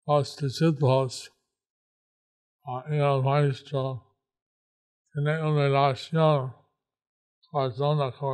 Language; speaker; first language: Spanish; non-native, learner; English